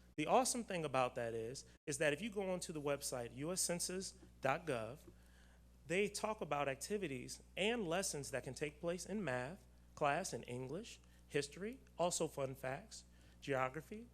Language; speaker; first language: English; native; English